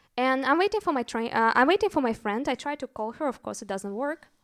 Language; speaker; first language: English; non-native, fluent; Russian